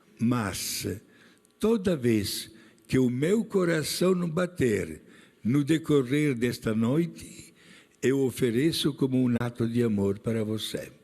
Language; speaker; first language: Portuguese; non-native, fluent; Italian